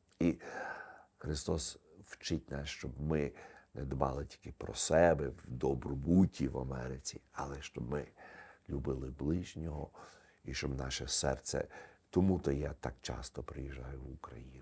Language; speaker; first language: Ukrainian; early bilingual, heritage; Ukrainian